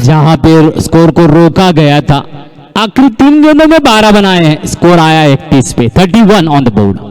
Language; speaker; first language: Hindi; non-native, local second language; Marathi